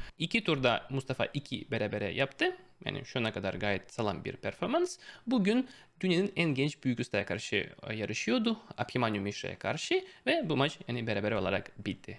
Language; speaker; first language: Turkish; non-native, fluent; Russian